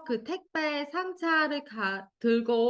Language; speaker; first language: Korean; non-native, fluent; Vietnamese